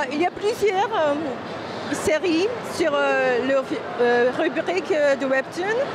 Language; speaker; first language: French; non-native, fluent; Korean